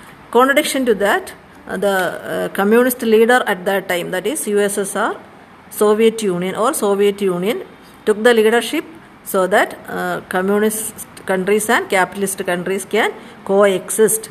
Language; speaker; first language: English; non-native, local second language; Malayalam